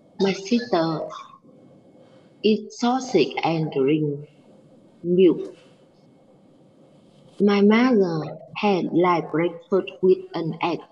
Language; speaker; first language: English; non-native, learner; Vietnamese